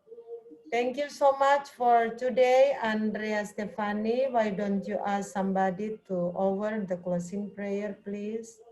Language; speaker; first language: English; non-native, learner; Indonesian